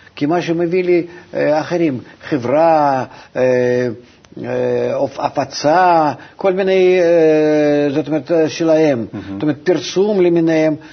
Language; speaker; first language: Hebrew; non-native, fluent; Russian